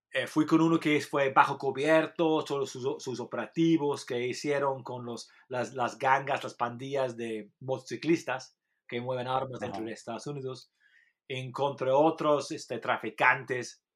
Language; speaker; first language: Spanish; non-native, fluent; English